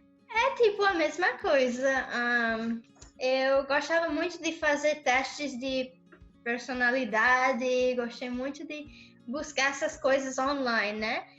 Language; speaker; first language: Portuguese; early bilingual, other home language; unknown